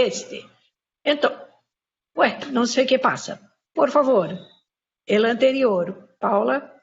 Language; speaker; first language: Spanish; non-native, fluent; Portuguese